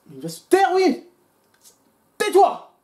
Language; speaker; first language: French; native; French